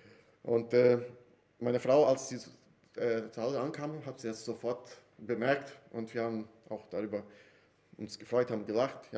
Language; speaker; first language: German; non-native, fluent; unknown